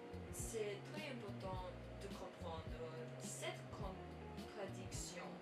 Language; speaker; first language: French; non-native, learner; English